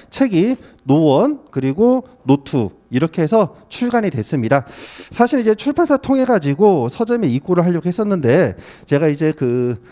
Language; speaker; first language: Korean; native; Korean